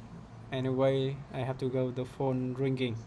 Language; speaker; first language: English; non-native, learner; Vietnamese